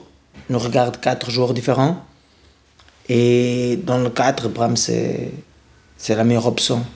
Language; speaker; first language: French; non-native, learner; Portuguese